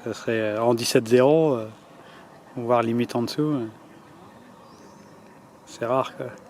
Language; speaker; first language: French; native; French